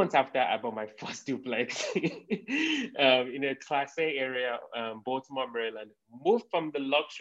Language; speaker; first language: English; native; English